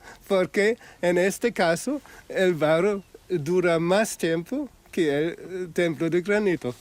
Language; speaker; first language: Spanish; non-native, fluent; German